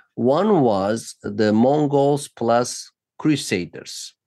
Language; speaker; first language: English; non-native, fluent; Turkish